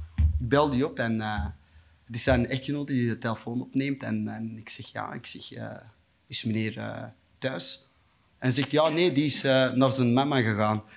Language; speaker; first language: Dutch; non-native, local second language; Turkish